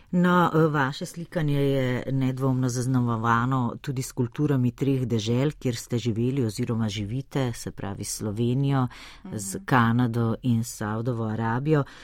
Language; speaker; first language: Slovenian; native; Slovenian